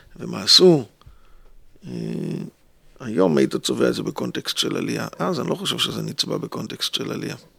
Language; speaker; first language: Hebrew; native; Hebrew